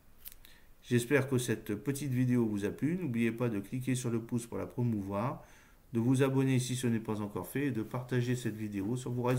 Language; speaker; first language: French; native; French